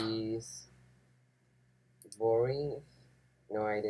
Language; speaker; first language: English; non-native, learner; Spanish